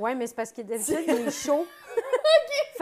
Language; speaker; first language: French; native; French